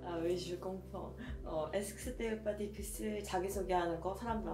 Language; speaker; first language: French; non-native, learner; Korean